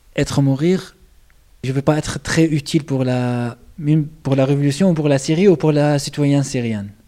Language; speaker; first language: French; non-native, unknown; Arabic